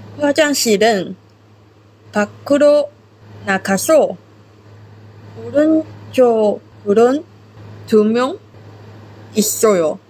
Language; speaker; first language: Korean; non-native, learner; Japanese